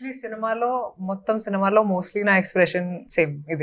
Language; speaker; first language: Telugu; non-native, fluent; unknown